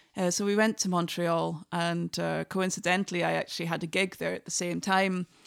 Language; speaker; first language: English; native; English